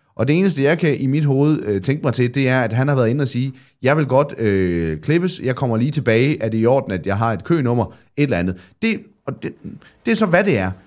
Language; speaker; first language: Danish; native; Danish